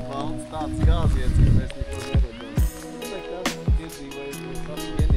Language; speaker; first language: Latvian; native; Latvian